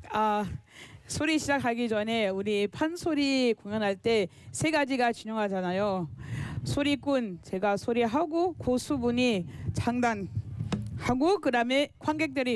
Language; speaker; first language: Korean; non-native, fluent; French